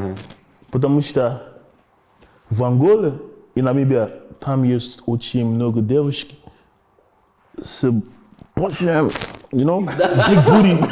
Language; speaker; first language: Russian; non-native, learner; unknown